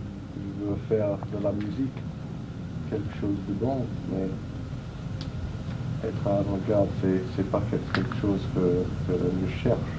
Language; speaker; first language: French; non-native, fluent; English